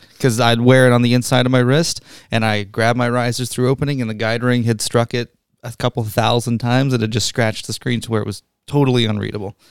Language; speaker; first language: English; native; English